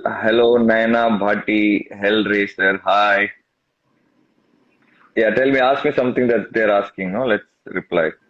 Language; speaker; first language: English; non-native, local second language; Tamil